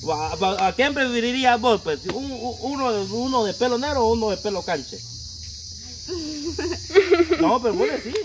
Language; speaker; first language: Spanish; native; Spanish